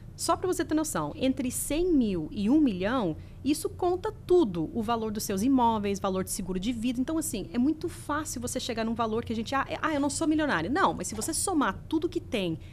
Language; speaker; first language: Portuguese; early bilingual, heritage; English